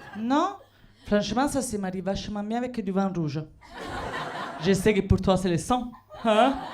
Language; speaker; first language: French; non-native, fluent; Italian